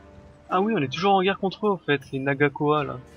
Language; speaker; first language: French; native; French